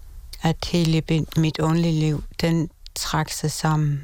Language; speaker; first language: Danish; non-native, local second language; Kalaallisut